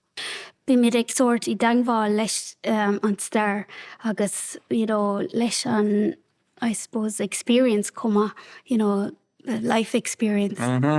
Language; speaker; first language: Irish; non-native, local second language; English